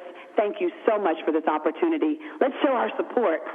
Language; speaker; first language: English; native; English